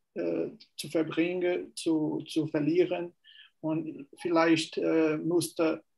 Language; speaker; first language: German; non-native, fluent; Portuguese